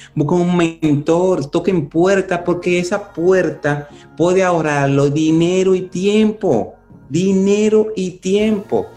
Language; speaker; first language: Spanish; native; Spanish